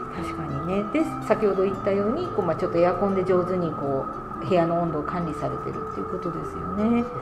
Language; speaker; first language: Japanese; native; Japanese